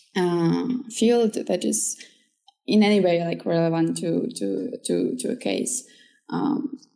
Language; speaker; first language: English; early bilingual, other home language; Czech